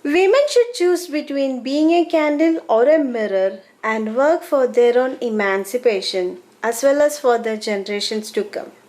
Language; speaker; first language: English; non-native, local second language; Malayalam